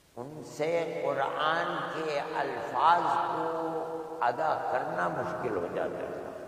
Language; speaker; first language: Urdu; native; Urdu